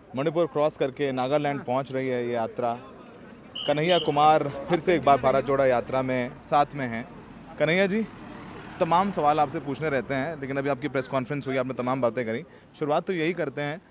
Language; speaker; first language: Hindi; native; Hindi